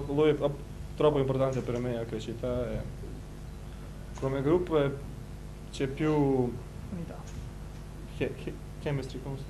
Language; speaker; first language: Italian; non-native, learner; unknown